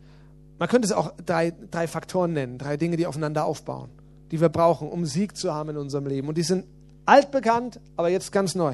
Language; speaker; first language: German; native; German